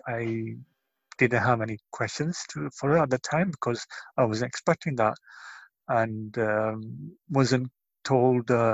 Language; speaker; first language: English; native; English